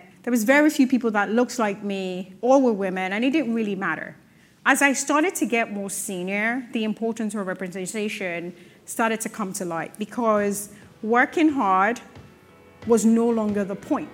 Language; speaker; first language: English; non-native, local second language; Yoruba